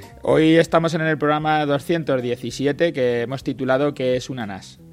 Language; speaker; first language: Spanish; native; Spanish